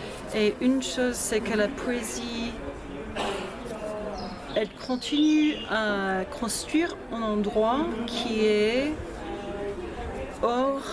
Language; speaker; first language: French; non-native, fluent; English